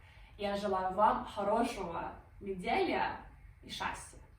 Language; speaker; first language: Russian; non-native, fluent; English